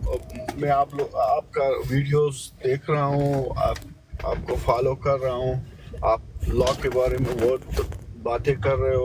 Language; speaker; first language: Hindi; non-native, local second language; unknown